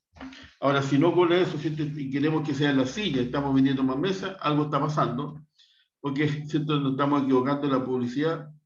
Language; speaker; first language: Spanish; native; Spanish